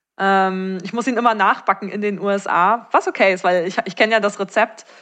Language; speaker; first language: German; native; German